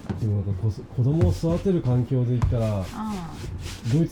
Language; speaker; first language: Japanese; native; Japanese